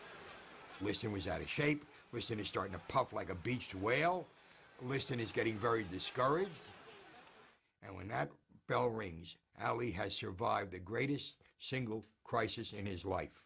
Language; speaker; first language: English; native; English